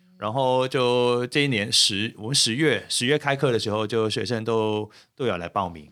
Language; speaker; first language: Chinese; non-native, local second language; Cantonese